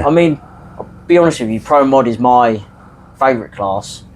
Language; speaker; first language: English; native; English